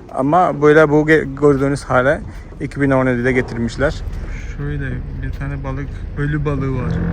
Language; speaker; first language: Turkish; non-native, fluent; Malayalam